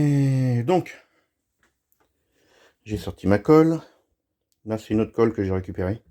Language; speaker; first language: French; native; French